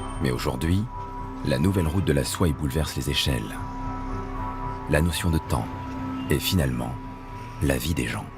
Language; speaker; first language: French; native; French